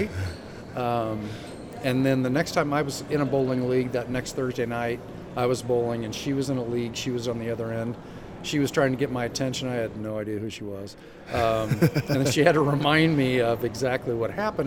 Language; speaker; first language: English; native; English